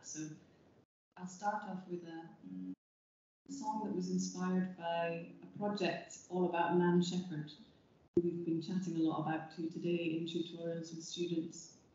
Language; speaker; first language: English; native; English